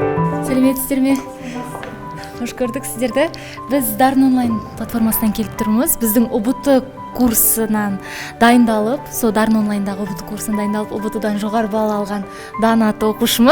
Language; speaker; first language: Kazakh; native; Kazakh